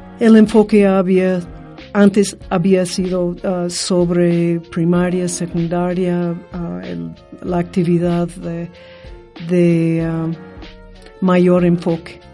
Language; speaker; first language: Spanish; non-native, fluent; English